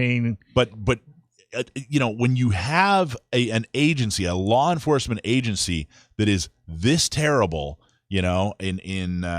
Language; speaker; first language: English; native; English